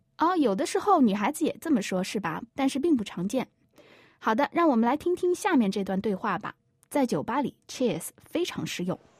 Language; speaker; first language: Chinese; native; Chinese